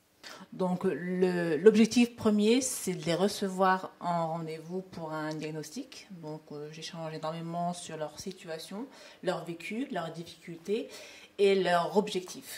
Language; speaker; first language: French; native; French